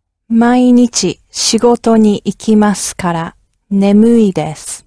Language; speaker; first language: Japanese; non-native, learner; English